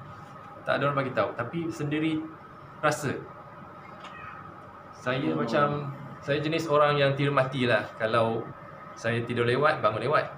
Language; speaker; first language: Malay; non-native, local second language; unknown